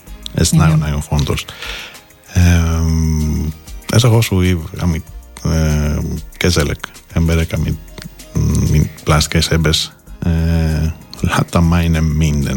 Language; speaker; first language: Hungarian; non-native, fluent; Greek